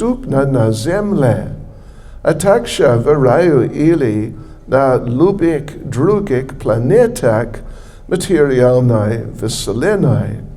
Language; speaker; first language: Russian; non-native, learner; English